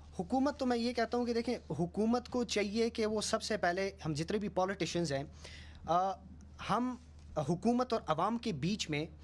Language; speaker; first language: Urdu; non-native, local second language; Pashto